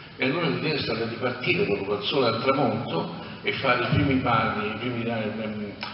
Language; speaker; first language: Italian; native; Italian